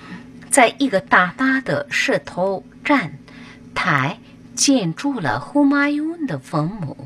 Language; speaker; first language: Chinese; non-native, fluent; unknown